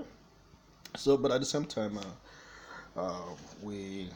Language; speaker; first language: English; non-native, local second language; Igbo